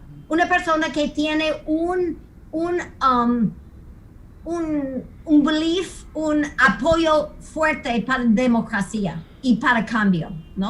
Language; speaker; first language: Spanish; non-native, fluent; English